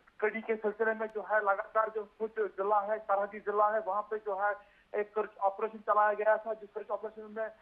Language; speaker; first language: Urdu; non-native, local second language; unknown